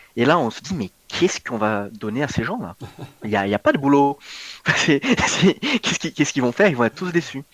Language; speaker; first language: French; non-native, fluent; Portuguese